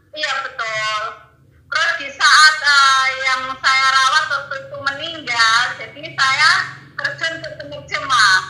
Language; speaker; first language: Indonesian; non-native, local second language; Javanese